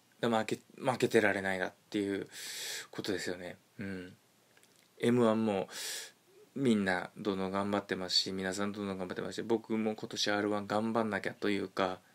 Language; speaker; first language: Japanese; native; Japanese